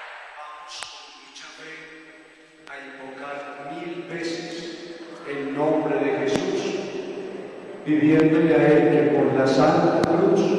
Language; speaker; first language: Spanish; native; Spanish